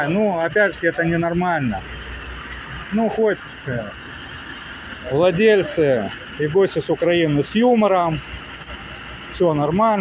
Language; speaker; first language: Russian; native; Russian